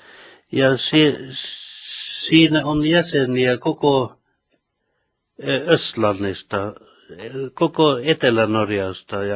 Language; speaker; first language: Finnish; early bilingual, heritage; Finnish